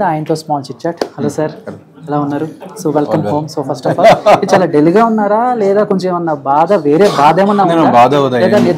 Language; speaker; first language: Telugu; native; Telugu